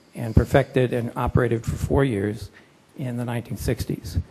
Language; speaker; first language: English; native; English